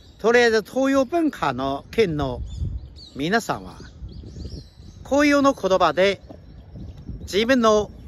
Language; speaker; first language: Japanese; non-native, fluent; Chinese